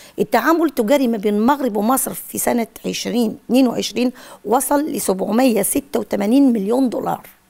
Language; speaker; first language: Arabic; native; Arabic